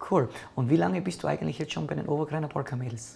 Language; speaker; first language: German; native; German